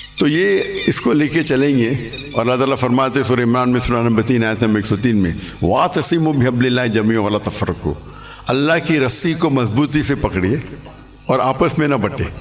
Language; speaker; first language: Urdu; non-native, local second language; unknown